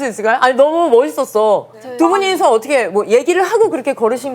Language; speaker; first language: Korean; native; Korean